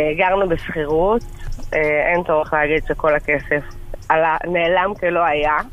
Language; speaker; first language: Hebrew; native; Hebrew